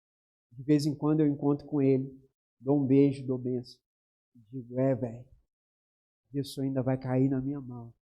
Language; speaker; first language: Portuguese; native; Portuguese